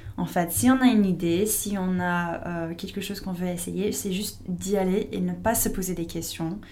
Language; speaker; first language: French; non-native, fluent; English